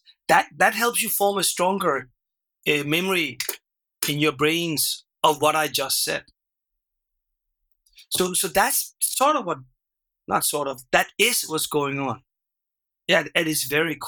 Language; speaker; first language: English; non-native, fluent; Danish